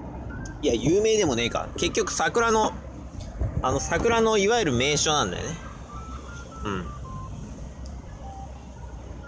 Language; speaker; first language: Japanese; native; Japanese